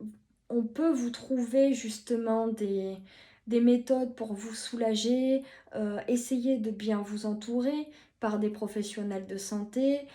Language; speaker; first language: French; native; French